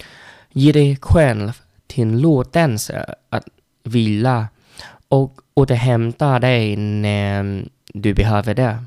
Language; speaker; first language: Swedish; non-native, learner; Vietnamese